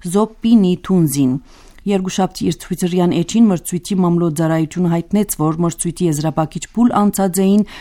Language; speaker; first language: Armenian; early bilingual, heritage; Armenian